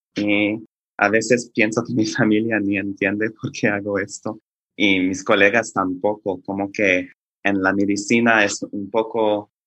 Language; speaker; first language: Spanish; non-native, fluent; English